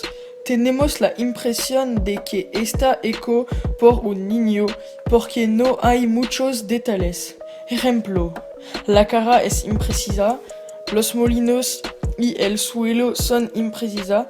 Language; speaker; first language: Spanish; non-native, learner; French